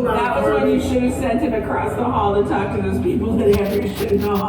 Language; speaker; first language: English; native; English